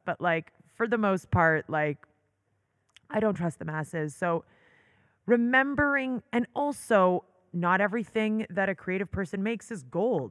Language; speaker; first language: English; early bilingual, other home language; Hebrew